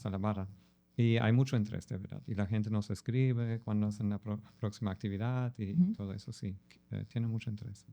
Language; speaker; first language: Spanish; non-native, fluent; German